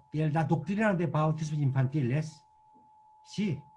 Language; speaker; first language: Spanish; non-native, learner; Korean